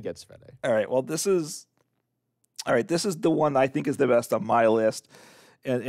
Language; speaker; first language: English; native; English